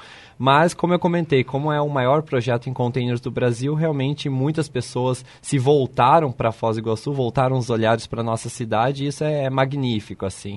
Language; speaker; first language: Portuguese; native; Portuguese